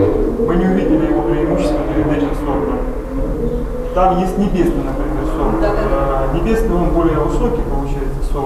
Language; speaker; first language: Russian; native; Russian